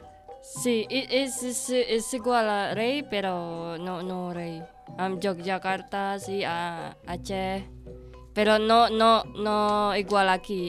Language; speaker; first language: Catalan; non-native, learner; Indonesian